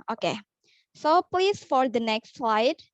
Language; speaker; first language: English; non-native, learner; Indonesian